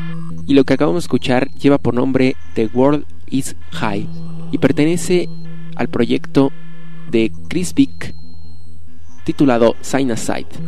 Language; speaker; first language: Spanish; native; Spanish